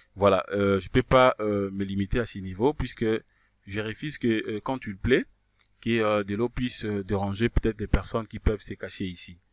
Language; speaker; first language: French; non-native, local second language; Kongo